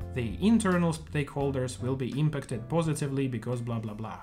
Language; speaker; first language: English; non-native, fluent; Russian